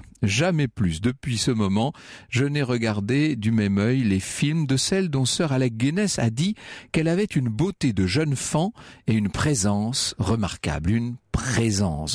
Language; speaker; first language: French; native; French